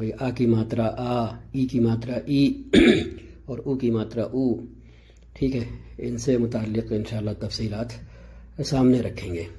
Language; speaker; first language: Urdu; native; Urdu